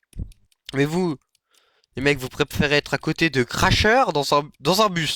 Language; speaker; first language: French; native; French